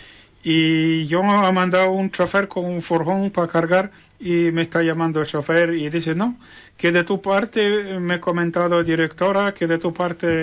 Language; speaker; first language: Spanish; non-native, learner; Ukrainian